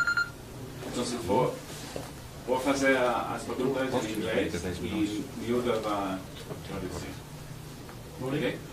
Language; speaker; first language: Portuguese; non-native, learner; English